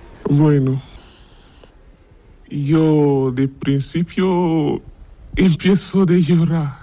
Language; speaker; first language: Spanish; non-native, learner; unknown